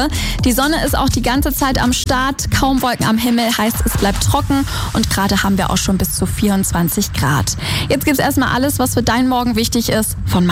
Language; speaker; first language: German; native; German